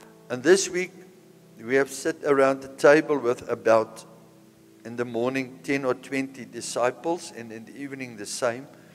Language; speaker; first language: English; non-native, local second language; Afrikaans